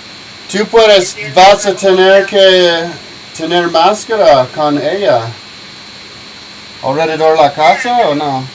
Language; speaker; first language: Spanish; non-native, learner; English